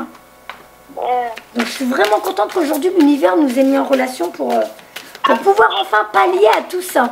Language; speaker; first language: French; native; French